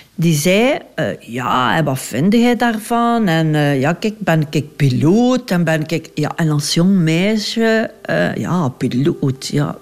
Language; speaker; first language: Dutch; native; Dutch